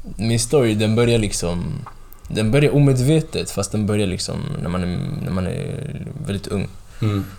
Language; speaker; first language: Swedish; early bilingual, other home language; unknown